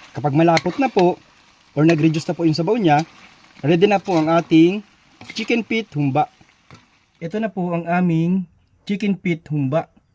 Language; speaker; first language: Filipino; non-native, local second language; Bikol